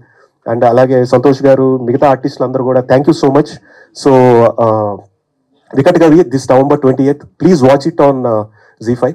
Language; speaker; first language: Telugu; native; Telugu